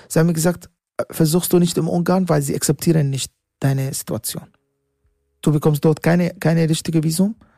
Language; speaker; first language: German; non-native, learner; Arabic